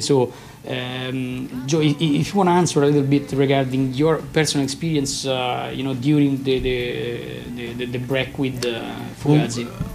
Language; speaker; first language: English; non-native, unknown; Italian